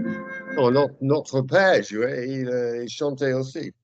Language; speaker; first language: French; non-native, fluent; English